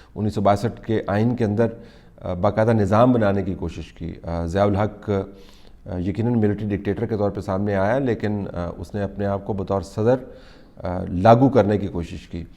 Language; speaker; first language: Urdu; native; Urdu